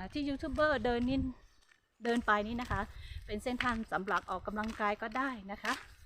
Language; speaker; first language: Thai; non-native, local second language; Hmong